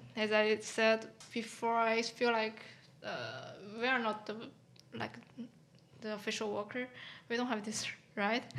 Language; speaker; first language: English; non-native, fluent; Chinese